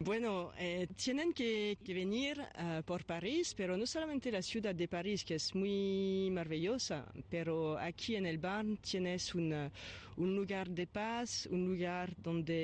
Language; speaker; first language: Spanish; non-native, fluent; French